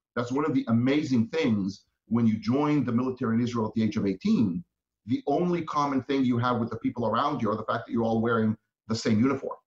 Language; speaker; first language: English; non-native, fluent; Hebrew